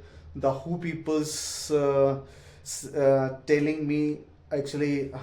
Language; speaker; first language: English; non-native, learner; Hindi